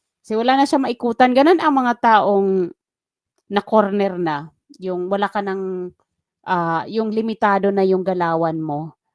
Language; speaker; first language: Filipino; native; Filipino